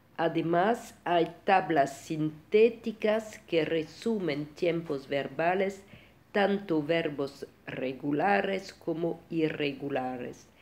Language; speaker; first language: Spanish; non-native, fluent; French